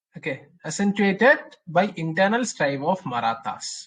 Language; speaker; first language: English; non-native, local second language; Malayalam